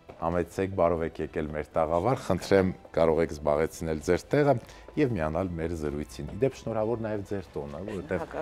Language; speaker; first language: Armenian; native; Armenian